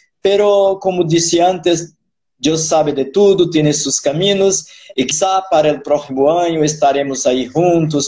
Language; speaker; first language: Spanish; non-native, fluent; Portuguese